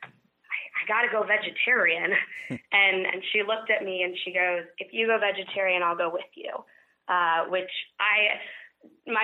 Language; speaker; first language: English; native; English